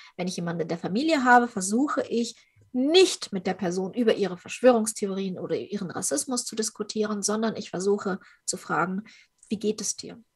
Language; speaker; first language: German; early bilingual, other home language; Ukrainian